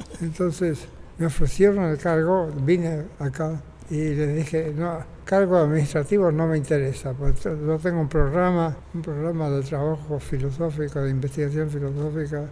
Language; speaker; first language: Spanish; native; Spanish